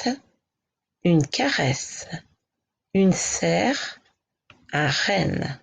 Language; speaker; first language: French; native; French